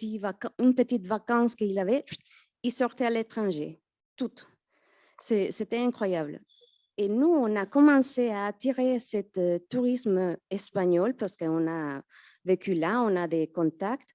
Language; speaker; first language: French; non-native, fluent; Spanish